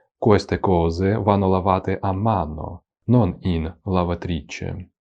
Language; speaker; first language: Italian; non-native, fluent; Ukrainian